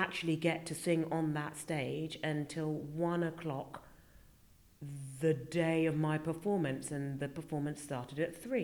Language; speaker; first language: English; native; English